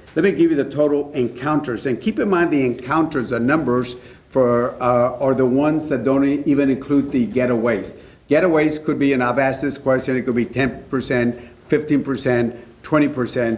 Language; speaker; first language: English; early bilingual, other home language; Spanish